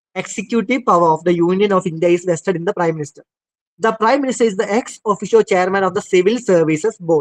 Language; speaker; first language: English; non-native, local second language; Malayalam